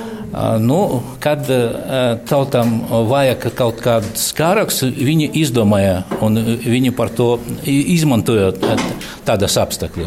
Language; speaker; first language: Latvian; non-native, local second language; Russian